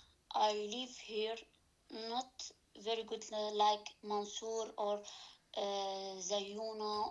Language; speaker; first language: English; non-native, learner; Arabic